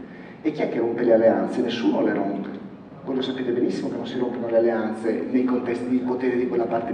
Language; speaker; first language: Italian; native; Italian